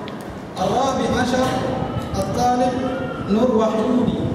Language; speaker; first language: Arabic; non-native, fluent; Indonesian